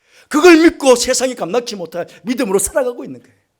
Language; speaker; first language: Korean; native; Korean